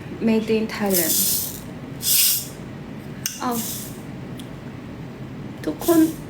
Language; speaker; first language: English; non-native, learner; Thai